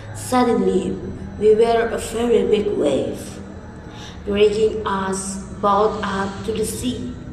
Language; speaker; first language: English; non-native, learner; Indonesian